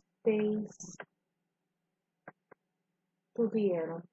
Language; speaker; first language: Spanish; non-native, fluent; English